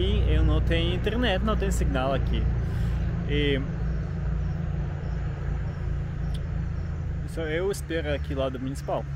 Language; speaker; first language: Portuguese; non-native, learner; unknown